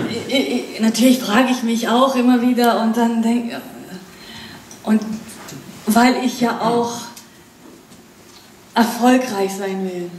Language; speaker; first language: German; non-native, fluent; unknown